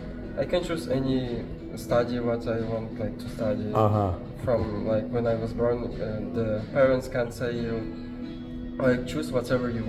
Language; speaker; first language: English; non-native, learner; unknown